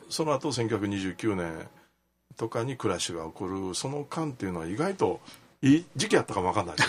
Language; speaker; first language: Japanese; native; Japanese